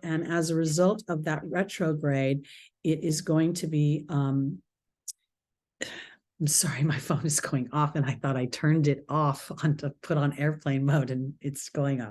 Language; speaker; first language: English; native; English